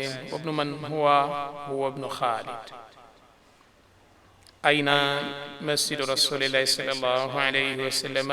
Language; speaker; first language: Arabic; non-native, fluent; Swahili